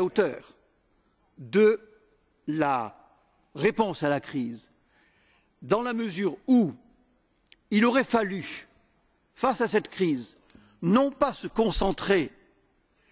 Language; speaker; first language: French; native; French